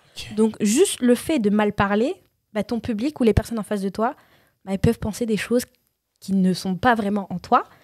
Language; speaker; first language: French; early bilingual, other home language; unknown